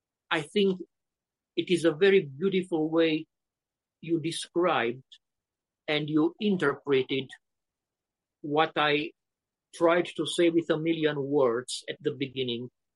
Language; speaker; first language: English; non-native, fluent; Romanian